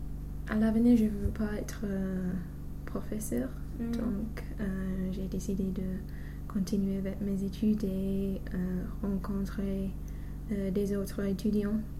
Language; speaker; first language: French; non-native, fluent; English